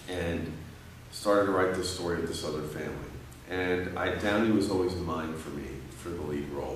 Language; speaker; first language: English; native; English